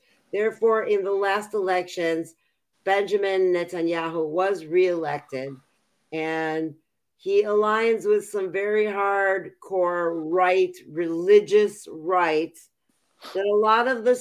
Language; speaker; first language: English; native; English